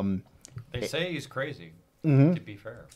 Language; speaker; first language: English; native; English